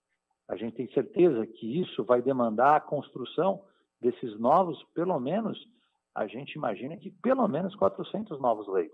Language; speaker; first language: Portuguese; native; Portuguese